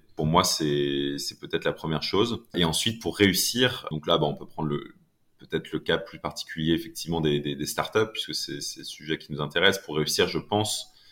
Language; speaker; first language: French; native; French